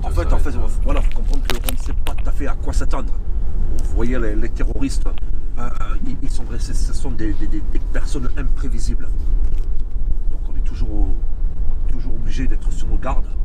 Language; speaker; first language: French; native; French